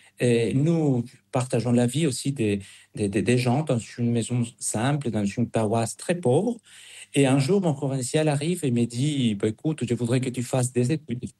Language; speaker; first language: French; non-native, fluent; Spanish